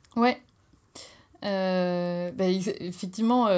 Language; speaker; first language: French; native; French